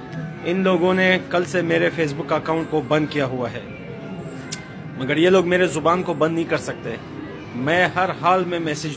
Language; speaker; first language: Hindi; non-native, fluent; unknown